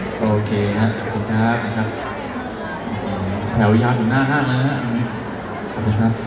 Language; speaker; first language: Thai; native; Thai